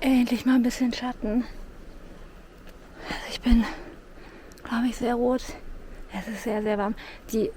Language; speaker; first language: German; native; German